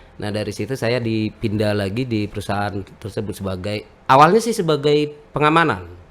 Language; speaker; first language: Indonesian; native; Indonesian